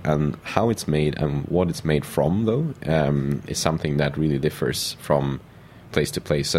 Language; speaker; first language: English; non-native, fluent; Swedish